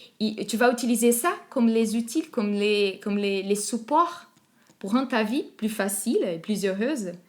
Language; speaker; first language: French; non-native, fluent; Portuguese